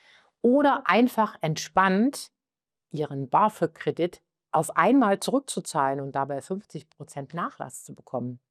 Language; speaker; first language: German; native; German